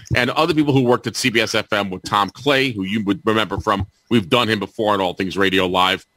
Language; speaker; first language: English; native; English